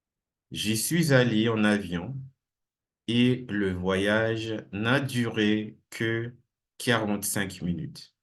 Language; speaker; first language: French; non-native, fluent; English